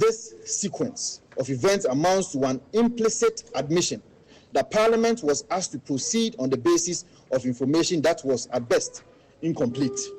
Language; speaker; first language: English; native; English